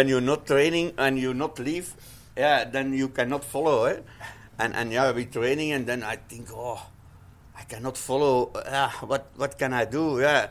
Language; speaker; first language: English; non-native, learner; Dutch